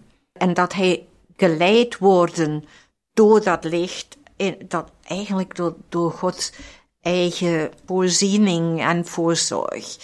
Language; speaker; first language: Dutch; non-native, fluent; German